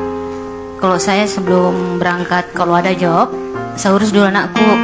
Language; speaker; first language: Indonesian; non-native, local second language; Buginese